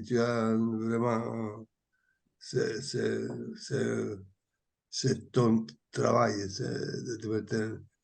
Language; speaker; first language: French; non-native, learner; Italian